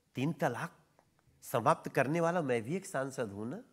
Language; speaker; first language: Hindi; native; Hindi